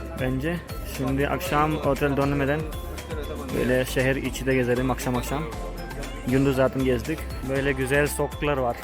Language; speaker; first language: Turkish; non-native, fluent; Hindi